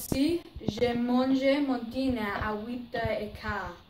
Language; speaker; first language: French; non-native, learner; English